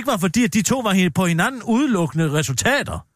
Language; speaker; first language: Danish; native; Danish